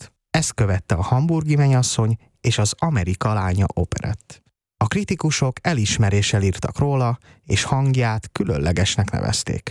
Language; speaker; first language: Hungarian; native; Hungarian